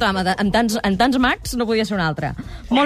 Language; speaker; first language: Catalan; native; Catalan